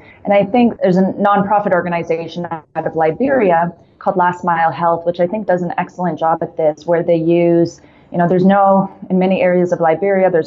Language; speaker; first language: English; native; English